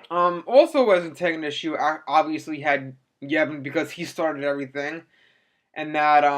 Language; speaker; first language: English; native; English